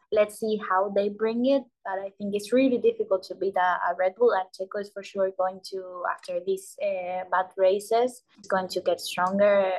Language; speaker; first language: English; non-native, learner; Spanish